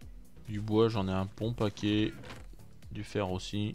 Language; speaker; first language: French; native; French